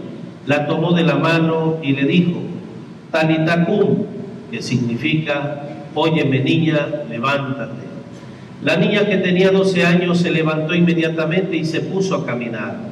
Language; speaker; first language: Spanish; native; Spanish